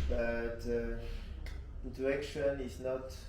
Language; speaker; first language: English; non-native, learner; French